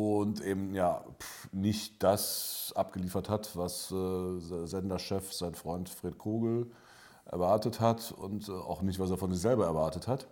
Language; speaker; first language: German; native; German